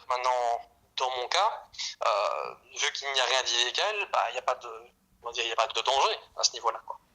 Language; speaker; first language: French; native; French